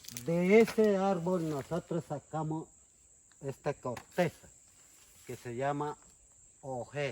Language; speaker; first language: Spanish; non-native, local second language; Ticuna